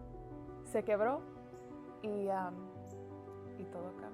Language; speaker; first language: Spanish; early bilingual, heritage; Spanish